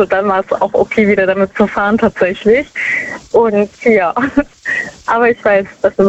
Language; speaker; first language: German; native; German